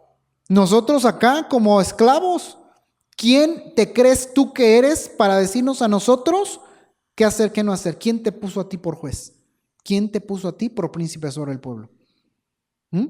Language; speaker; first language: Spanish; native; Spanish